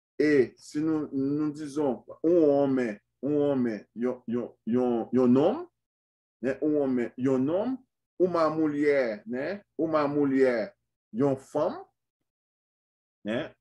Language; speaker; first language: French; non-native, local second language; Haitian Creole